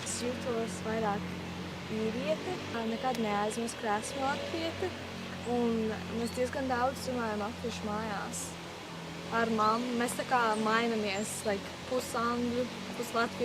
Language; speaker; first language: Latvian; early bilingual, heritage; Latvian